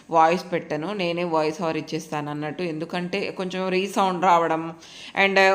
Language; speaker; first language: Telugu; native; Telugu